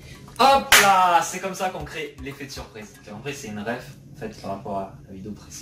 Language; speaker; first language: French; native; French